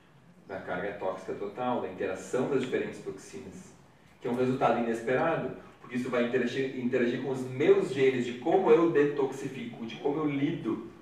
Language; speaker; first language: Portuguese; native; Portuguese